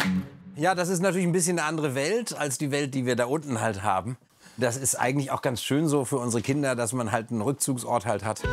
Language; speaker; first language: German; native; German